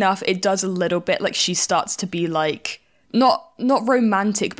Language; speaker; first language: English; native; English